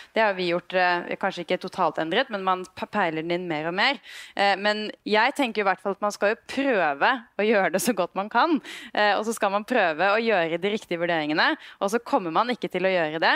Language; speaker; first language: Norwegian; native; Norwegian